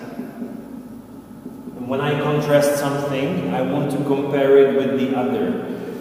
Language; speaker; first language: English; non-native, fluent; Czech